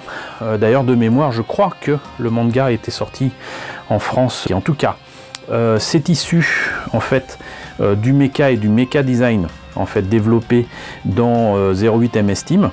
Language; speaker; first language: French; native; French